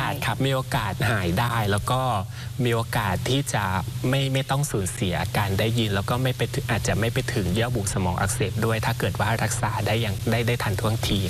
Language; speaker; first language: Thai; native; Thai